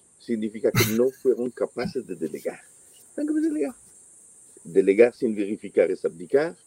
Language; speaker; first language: Spanish; non-native, fluent; French